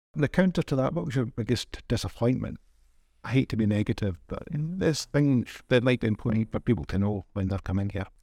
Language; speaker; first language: English; native; English